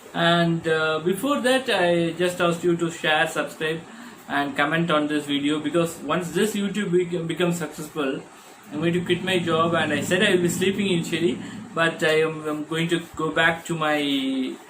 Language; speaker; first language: English; non-native, local second language; Tamil